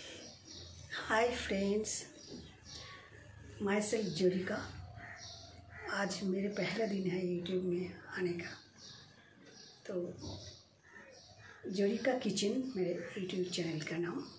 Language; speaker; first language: Hindi; non-native, local second language; Bangla